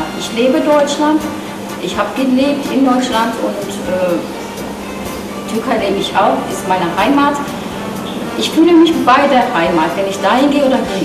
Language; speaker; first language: German; non-native, learner; Turkish